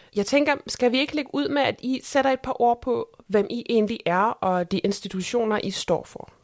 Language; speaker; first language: Danish; native; Danish